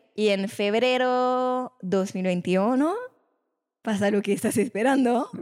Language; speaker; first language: Spanish; non-native, fluent; French